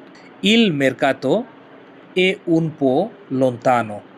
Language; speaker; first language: Italian; non-native, learner; Bangla